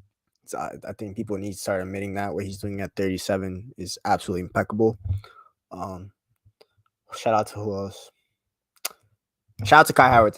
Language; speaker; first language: English; native; English